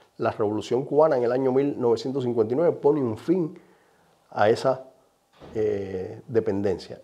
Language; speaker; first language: Spanish; native; Spanish